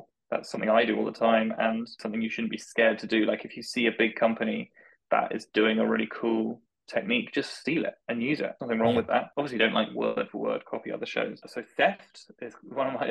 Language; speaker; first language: English; native; English